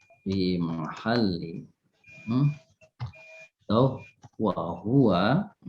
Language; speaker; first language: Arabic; non-native, fluent; Indonesian